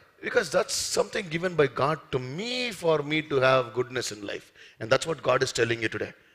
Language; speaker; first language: English; non-native, local second language; Tamil